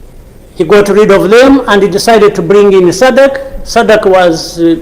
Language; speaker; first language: English; non-native, local second language; Kinyarwanda